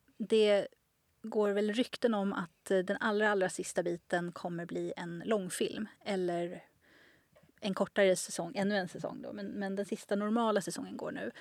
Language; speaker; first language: Swedish; native; Swedish